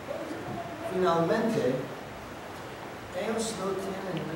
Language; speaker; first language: Spanish; non-native, fluent; English